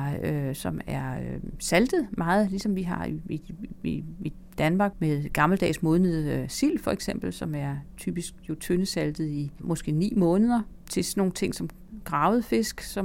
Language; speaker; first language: Danish; native; Danish